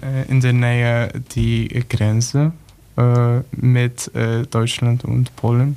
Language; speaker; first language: German; non-native, learner; Polish